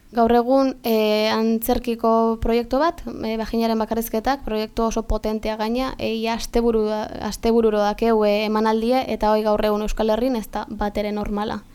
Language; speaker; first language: Basque; native; Basque